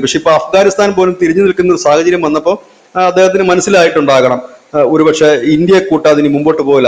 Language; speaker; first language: Malayalam; native; Malayalam